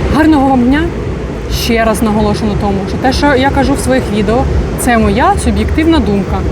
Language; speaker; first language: Ukrainian; non-native, local second language; Russian